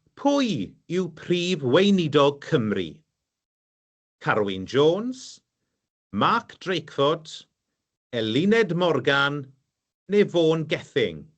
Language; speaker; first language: Welsh; native; Welsh